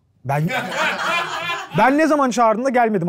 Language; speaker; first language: Turkish; native; Turkish